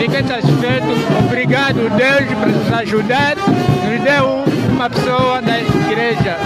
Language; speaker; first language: Portuguese; non-native, learner; Lingala